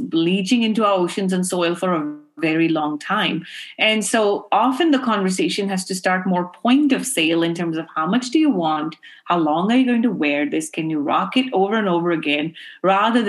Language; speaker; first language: English; non-native, local second language; Urdu